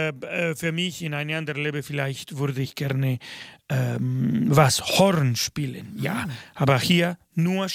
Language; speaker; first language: German; non-native, fluent; Spanish